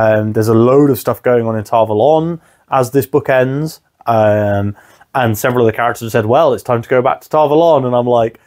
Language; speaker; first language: English; native; English